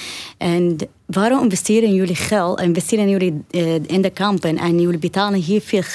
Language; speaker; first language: Dutch; non-native, learner; Arabic